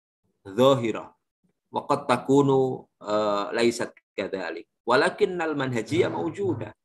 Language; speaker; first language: Arabic; non-native, fluent; Indonesian